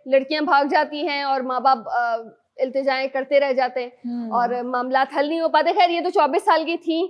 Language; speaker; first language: Urdu; native; Urdu